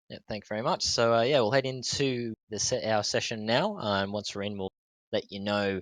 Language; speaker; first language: English; native; English